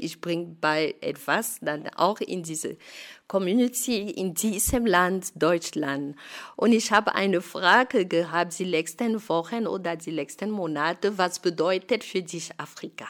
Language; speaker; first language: German; non-native, fluent; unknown